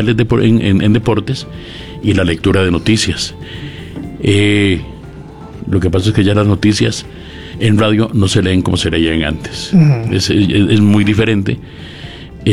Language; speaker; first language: Spanish; native; Spanish